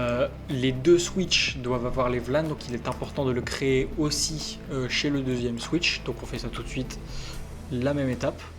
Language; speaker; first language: French; native; French